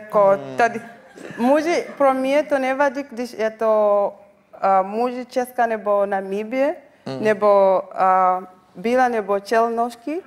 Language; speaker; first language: Czech; non-native, learner; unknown